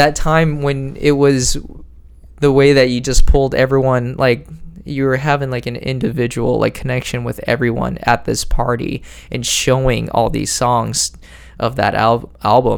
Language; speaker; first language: English; native; English